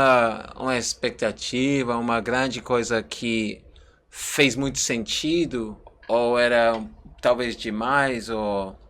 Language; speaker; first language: Portuguese; non-native, learner; English